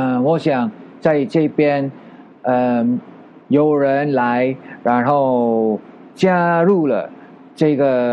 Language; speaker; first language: Chinese; non-native, learner; Filipino